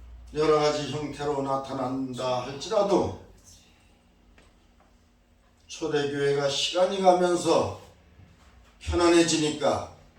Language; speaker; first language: Korean; native; Korean